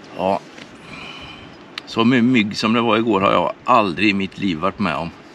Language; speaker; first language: Swedish; native; Swedish